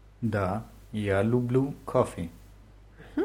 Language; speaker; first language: Russian; non-native, learner; German